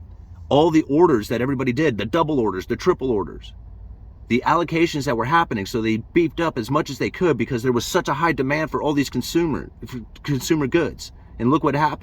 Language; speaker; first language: English; native; English